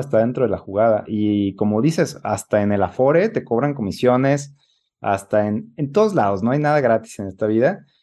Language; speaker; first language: Spanish; native; Spanish